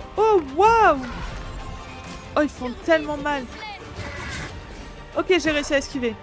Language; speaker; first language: French; native; French